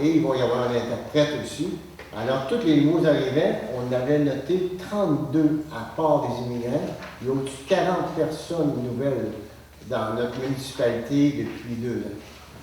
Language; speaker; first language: French; native; French